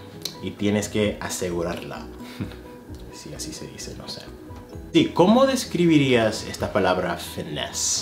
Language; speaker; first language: Spanish; non-native, fluent; English